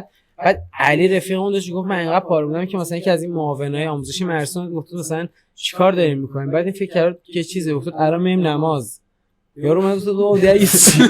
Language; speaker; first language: Persian; native; Persian